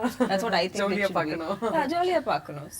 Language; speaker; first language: Tamil; non-native, fluent; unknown